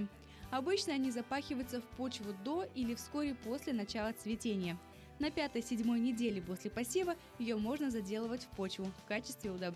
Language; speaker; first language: Russian; native; Russian